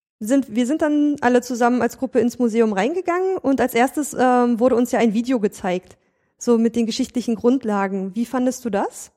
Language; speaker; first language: German; native; German